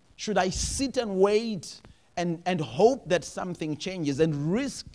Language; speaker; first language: English; non-native, local second language; Shona